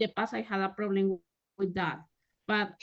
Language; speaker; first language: English; non-native, learner; Spanish